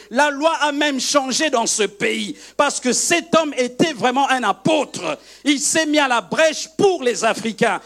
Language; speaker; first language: French; non-native, local second language; Lingala